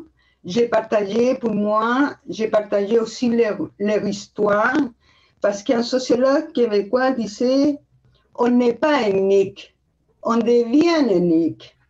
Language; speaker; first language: French; non-native, fluent; Spanish